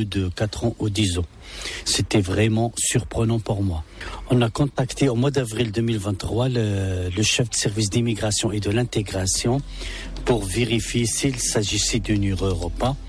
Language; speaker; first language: French; non-native, local second language; Arabic